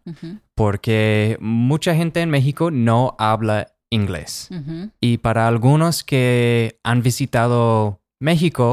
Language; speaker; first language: Spanish; non-native, fluent; English